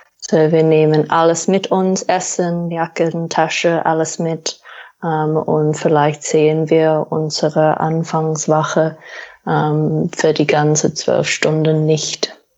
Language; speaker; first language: German; non-native, fluent; English